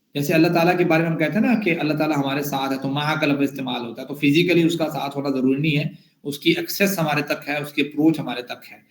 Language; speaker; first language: Urdu; native; Urdu